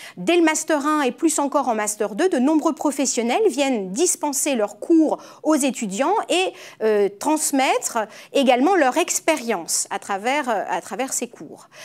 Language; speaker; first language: French; native; French